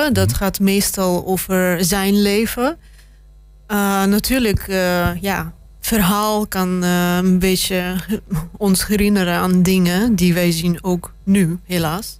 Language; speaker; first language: Dutch; non-native, fluent; Russian